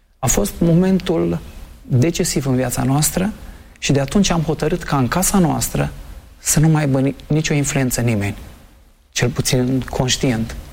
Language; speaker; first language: Romanian; native; Romanian